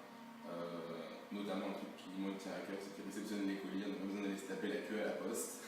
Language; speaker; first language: French; native; French